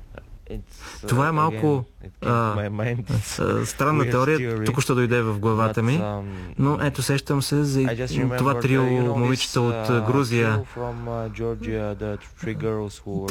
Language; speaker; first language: Bulgarian; non-native, fluent; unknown